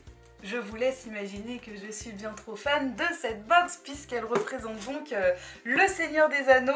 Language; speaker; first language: French; native; French